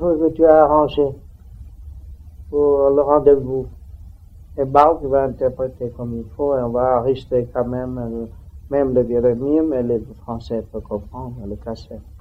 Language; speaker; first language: French; non-native, learner; Vietnamese